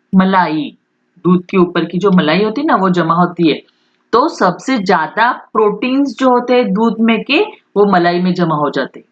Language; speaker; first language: Hindi; non-native, local second language; Marathi